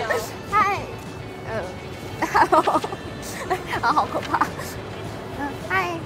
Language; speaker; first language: English; non-native, learner; Chinese